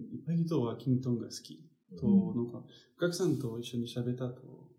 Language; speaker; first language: Japanese; non-native, learner; French